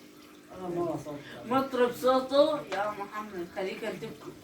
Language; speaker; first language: Arabic; native; Arabic